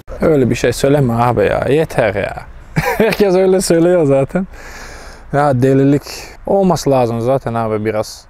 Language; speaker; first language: Turkish; non-native, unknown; Dutch